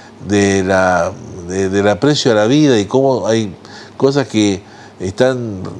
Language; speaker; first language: Spanish; native; Spanish